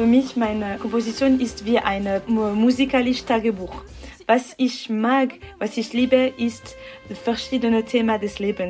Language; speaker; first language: German; non-native, learner; French